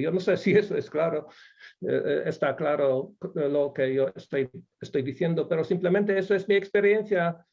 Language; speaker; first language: Spanish; non-native, fluent; Polish